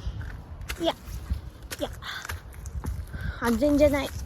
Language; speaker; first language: Japanese; non-native, learner; Filipino